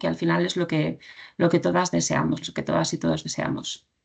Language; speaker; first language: Spanish; native; Spanish